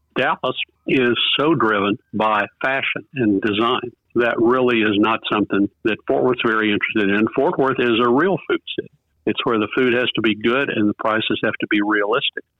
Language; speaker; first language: English; native; English